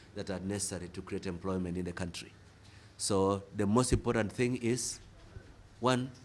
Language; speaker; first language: English; non-native, local second language; Swahili